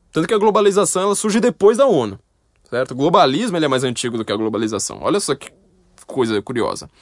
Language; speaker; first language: Portuguese; native; Portuguese